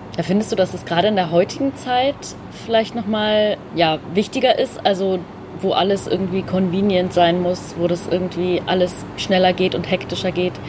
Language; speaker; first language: German; native; German